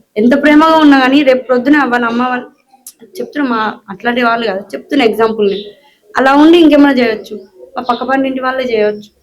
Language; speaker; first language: Telugu; native; Telugu